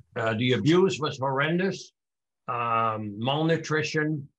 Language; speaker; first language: English; non-native, fluent; Dutch